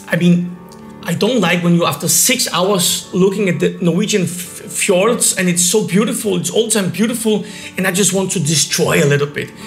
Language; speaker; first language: English; non-native, fluent; Polish